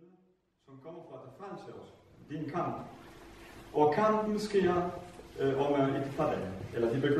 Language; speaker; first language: Danish; non-native, fluent; Vietnamese